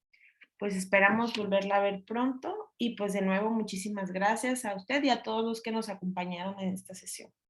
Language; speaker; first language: Spanish; native; Spanish